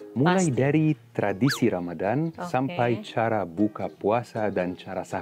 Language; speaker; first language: Indonesian; non-native, fluent; Arabic